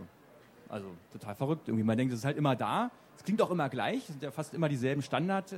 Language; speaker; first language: German; native; German